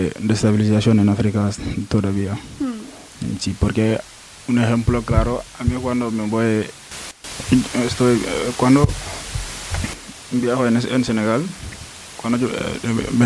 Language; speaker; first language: Spanish; non-native, learner; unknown